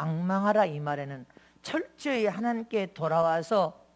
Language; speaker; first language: Korean; native; Korean